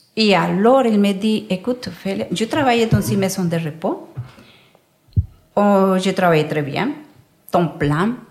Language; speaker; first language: French; non-native, learner; Spanish